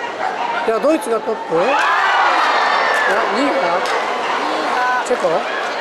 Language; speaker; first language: Japanese; native; Japanese